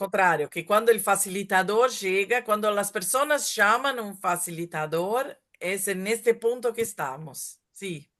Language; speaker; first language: Spanish; non-native, fluent; Portuguese